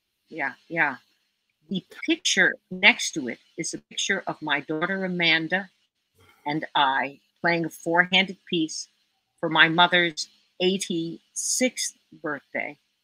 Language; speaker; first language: English; native; English